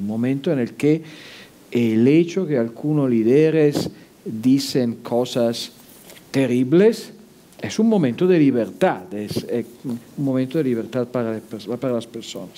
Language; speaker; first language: Spanish; non-native, fluent; Italian